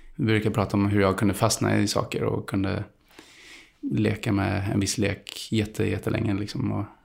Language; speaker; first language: Swedish; early bilingual, other home language; Spanish